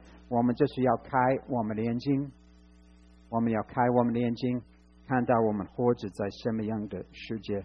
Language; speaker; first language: Chinese; non-native, fluent; English